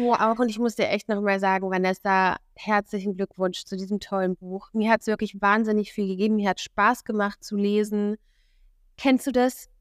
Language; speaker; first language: German; native; German